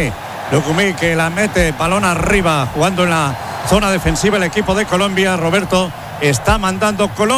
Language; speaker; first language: Spanish; native; Spanish